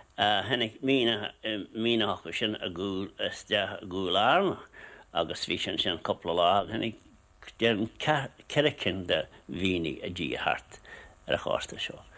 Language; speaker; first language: Irish; native; Irish